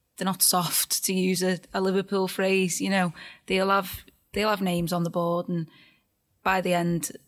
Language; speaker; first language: English; native; English